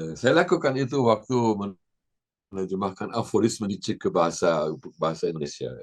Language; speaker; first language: Indonesian; non-native, fluent; German